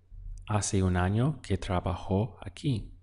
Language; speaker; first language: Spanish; non-native, fluent; English